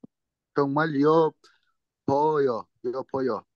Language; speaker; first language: Korean; non-native, learner; Kyrgyz